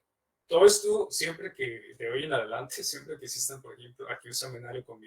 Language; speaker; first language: Spanish; native; Spanish